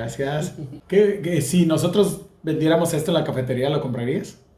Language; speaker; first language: Spanish; native; Spanish